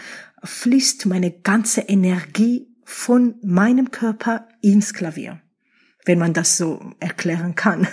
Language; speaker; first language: German; non-native, fluent; Georgian